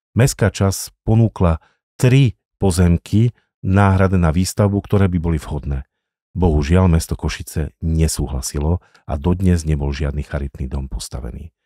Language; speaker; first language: Slovak; native; Slovak